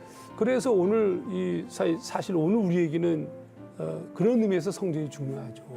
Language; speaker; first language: Korean; native; Korean